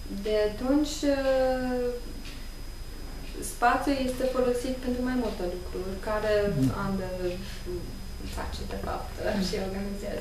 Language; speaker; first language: Romanian; non-native, learner; English